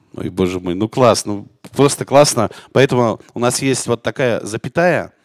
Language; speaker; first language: Russian; native; Russian